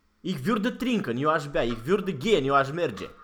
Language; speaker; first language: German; non-native, fluent; Romanian